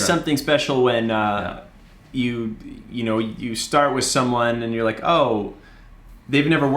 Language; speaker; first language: English; native; English